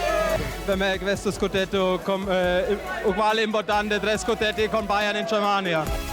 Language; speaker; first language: Italian; non-native, learner; German